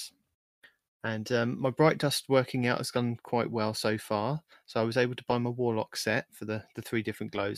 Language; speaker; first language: English; native; English